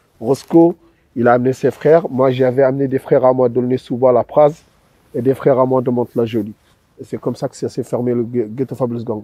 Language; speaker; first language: French; non-native, local second language; Wolof